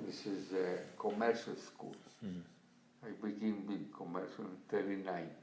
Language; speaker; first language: English; non-native, learner; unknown